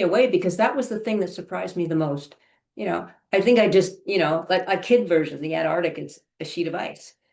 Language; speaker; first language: English; native; English